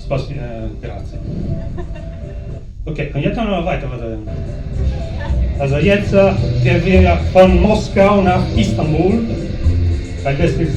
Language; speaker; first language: German; non-native, fluent; Italian